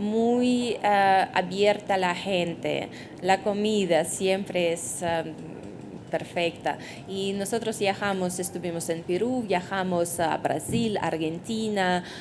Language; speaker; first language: Spanish; non-native, fluent; Russian